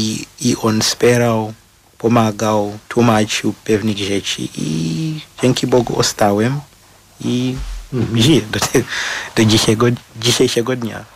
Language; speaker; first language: Polish; non-native, fluent; Shona